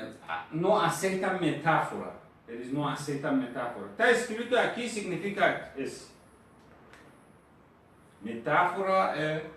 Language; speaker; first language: Portuguese; non-native, fluent; Persian